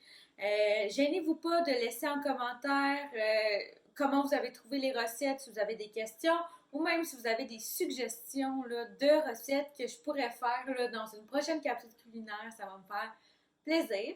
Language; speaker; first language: French; native; French